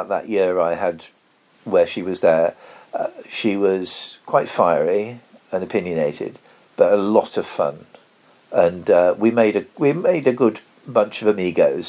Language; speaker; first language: English; native; English